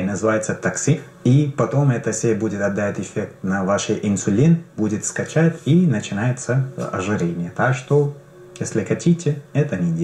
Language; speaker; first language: Russian; non-native, learner; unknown